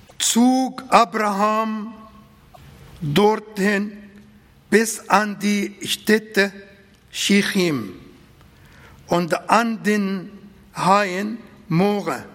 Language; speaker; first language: German; non-native, fluent; Arabic